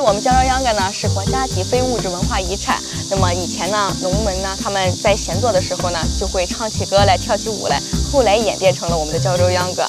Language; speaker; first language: Chinese; native; Chinese